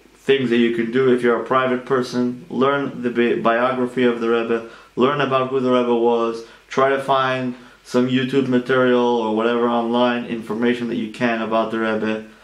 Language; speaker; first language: English; native; English